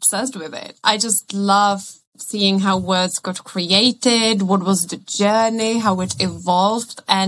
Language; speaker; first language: English; non-native, fluent; Czech